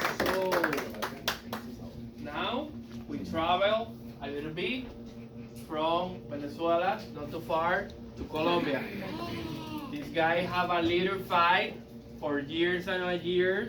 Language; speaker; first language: English; non-native, learner; Spanish